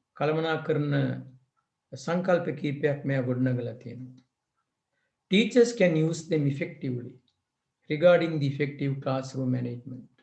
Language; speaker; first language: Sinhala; native; Sinhala